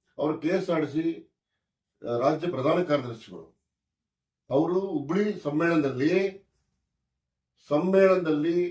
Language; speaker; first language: Kannada; native; Kannada